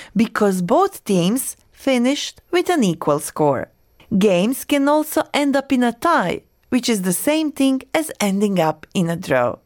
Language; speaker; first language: English; non-native, fluent; Croatian